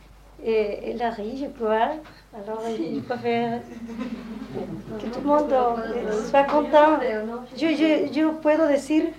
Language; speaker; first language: French; non-native, learner; Spanish